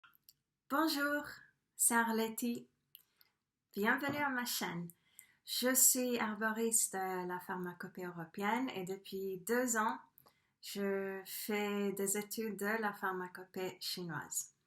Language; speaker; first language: French; non-native, fluent; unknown